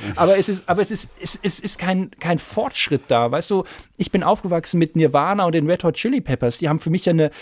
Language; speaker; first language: German; native; German